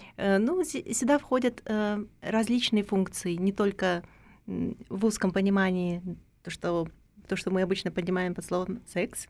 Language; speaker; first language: Russian; non-native, local second language; Kazakh